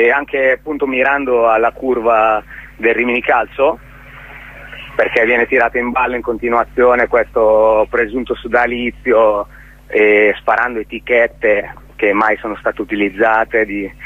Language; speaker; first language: Italian; native; Italian